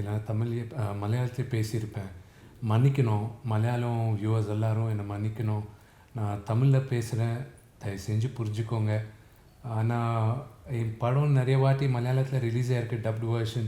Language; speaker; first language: Tamil; non-native, local second language; Telugu